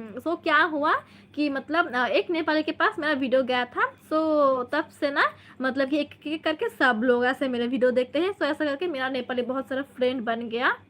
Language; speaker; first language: Hindi; non-native, local second language; Bangla